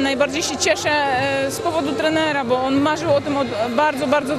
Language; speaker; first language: Polish; native; Polish